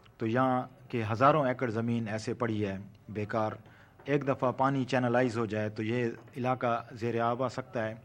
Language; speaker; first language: Urdu; non-native, local second language; Saraiki